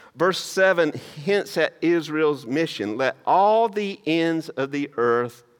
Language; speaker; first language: English; native; English